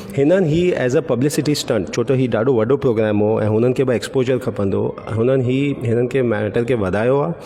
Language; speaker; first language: Sindhi; early bilingual, heritage; Sindhi